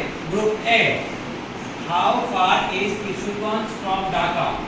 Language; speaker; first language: English; non-native, local second language; Bangla